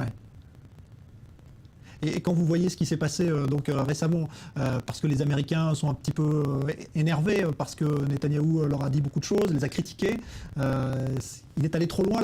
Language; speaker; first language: French; native; French